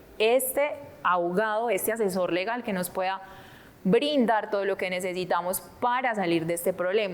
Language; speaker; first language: Spanish; native; Spanish